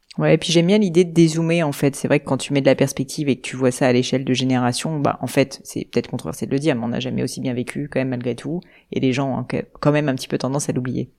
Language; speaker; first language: French; native; French